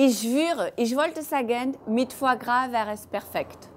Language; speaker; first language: German; non-native, fluent; French